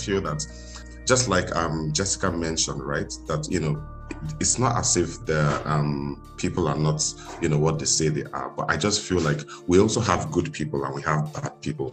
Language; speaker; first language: English; non-native, local second language; Igbo